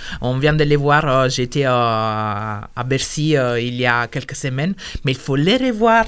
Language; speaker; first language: French; non-native, fluent; Italian